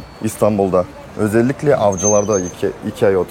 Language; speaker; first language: Turkish; non-native, learner; Kazakh